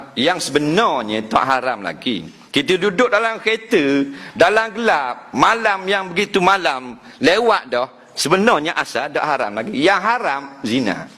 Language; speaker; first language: Malay; native; Malay